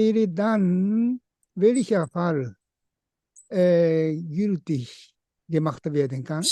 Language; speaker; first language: German; non-native, fluent; Japanese